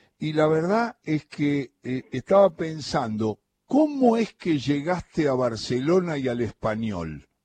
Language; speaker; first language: Spanish; native; Spanish